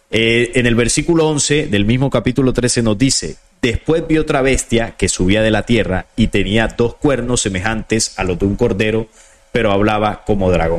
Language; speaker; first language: Spanish; native; Spanish